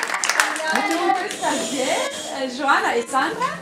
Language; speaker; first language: French; non-native, fluent; German